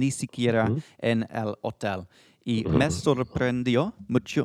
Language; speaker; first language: Spanish; non-native, learner; English